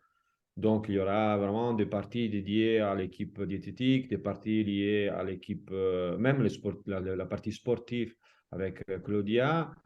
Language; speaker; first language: French; non-native, fluent; Italian